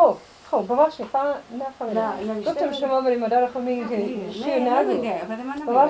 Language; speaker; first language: Persian; non-native, fluent; English